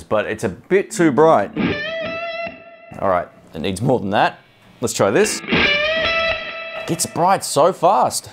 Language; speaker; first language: English; native; English